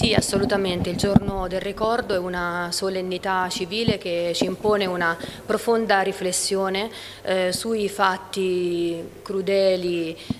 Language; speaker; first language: Italian; native; Italian